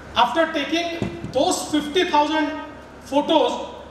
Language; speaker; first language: English; non-native, local second language; Marathi